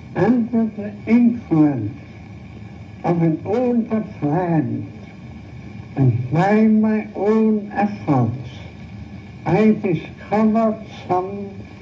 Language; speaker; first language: English; non-native, fluent; German